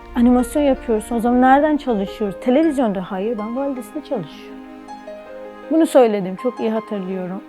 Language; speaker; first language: Turkish; non-native, learner; Persian